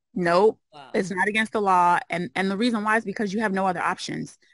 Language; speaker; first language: English; native; English